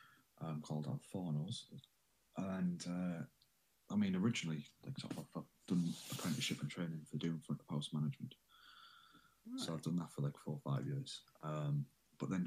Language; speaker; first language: English; native; English